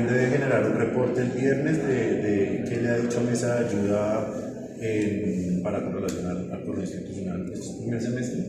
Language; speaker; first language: Spanish; native; Spanish